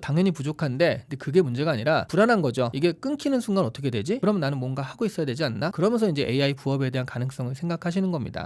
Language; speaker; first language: Korean; native; Korean